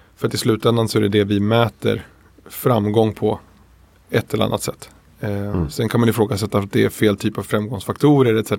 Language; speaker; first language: Swedish; early bilingual, other home language; Spanish